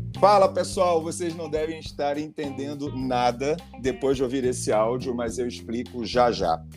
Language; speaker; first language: Portuguese; native; Portuguese